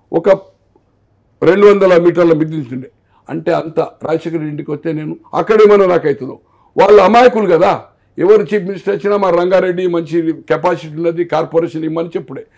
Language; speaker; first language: Telugu; native; Telugu